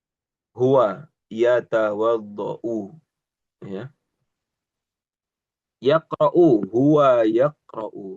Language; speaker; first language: Arabic; non-native, fluent; Indonesian